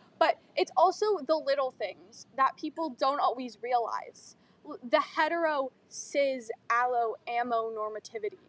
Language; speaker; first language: English; native; English